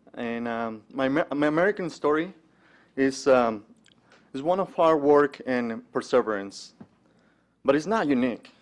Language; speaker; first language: English; early bilingual, other home language; Spanish